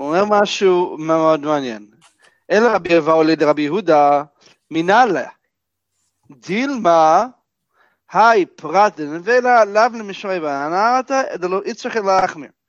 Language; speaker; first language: Hebrew; non-native, fluent; English